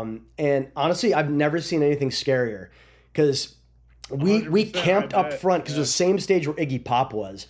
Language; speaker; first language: English; native; English